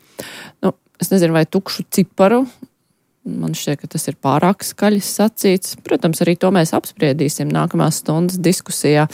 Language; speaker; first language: Latvian; native; Latvian